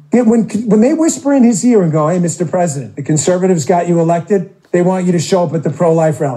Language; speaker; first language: English; native; English